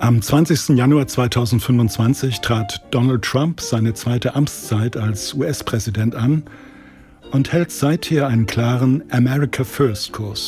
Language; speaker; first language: German; native; German